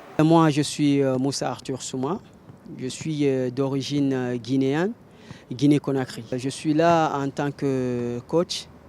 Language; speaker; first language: French; non-native, local second language; Fula